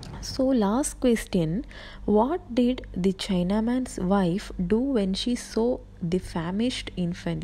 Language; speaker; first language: English; non-native, local second language; Malayalam